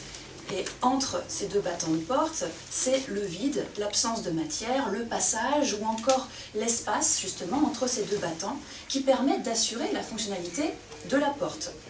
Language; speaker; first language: French; native; French